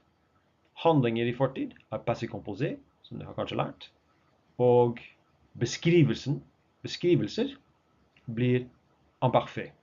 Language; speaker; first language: Norwegian; non-native, fluent; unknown